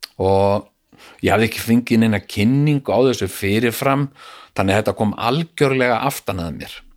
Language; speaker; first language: Icelandic; native; Icelandic